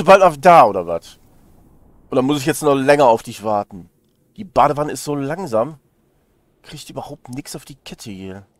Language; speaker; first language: German; native; German